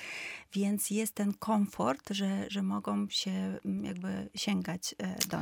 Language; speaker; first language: Polish; non-native, fluent; Ukrainian